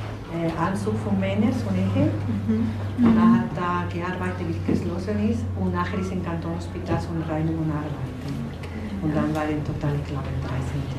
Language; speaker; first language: German; non-native, learner; Spanish